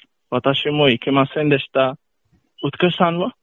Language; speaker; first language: Japanese; non-native, learner; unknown